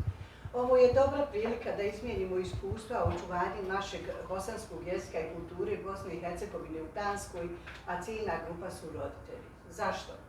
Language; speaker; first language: Bosnian; native; Bosnian